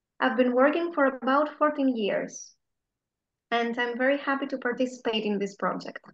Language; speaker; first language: English; non-native, fluent; Greek